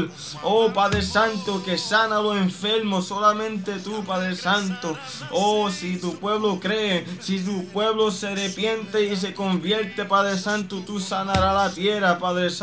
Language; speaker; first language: Spanish; native; Spanish